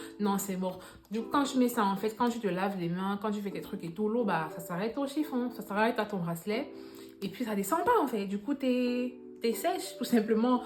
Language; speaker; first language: French; native; French